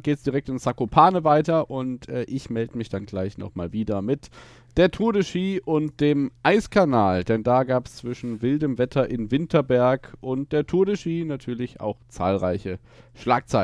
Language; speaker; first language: German; native; German